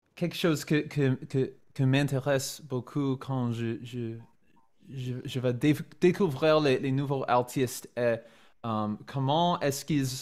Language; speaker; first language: French; non-native, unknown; English